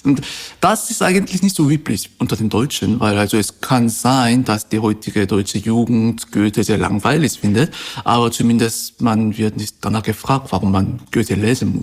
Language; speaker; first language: German; non-native, fluent; Korean